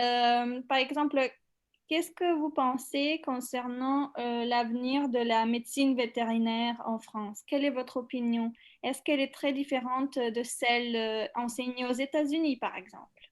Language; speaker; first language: French; non-native, fluent; Macedonian